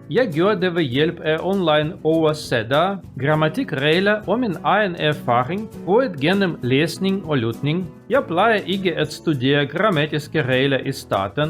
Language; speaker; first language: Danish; non-native, learner; Russian